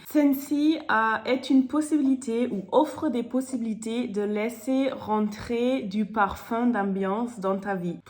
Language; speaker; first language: French; non-native, fluent; German